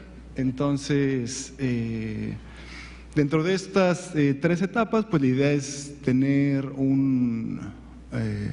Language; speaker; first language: Spanish; native; Spanish